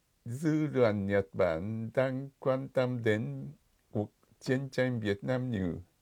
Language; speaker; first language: Vietnamese; non-native, fluent; Japanese